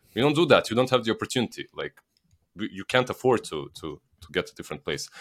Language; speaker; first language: English; non-native, fluent; Bosnian